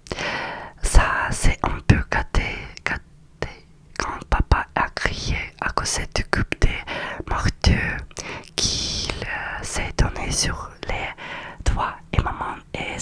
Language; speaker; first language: French; non-native, learner; Russian